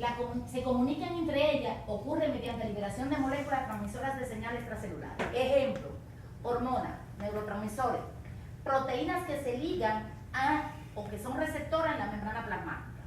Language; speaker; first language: Spanish; native; Spanish